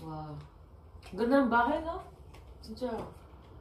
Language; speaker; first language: Korean; non-native, learner; Filipino